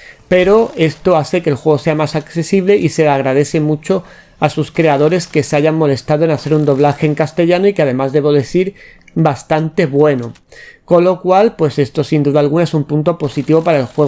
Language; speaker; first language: Spanish; native; Spanish